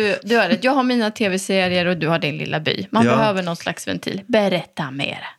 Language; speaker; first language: Swedish; native; Swedish